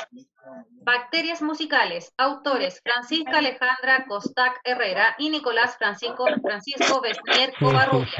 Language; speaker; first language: Spanish; native; Spanish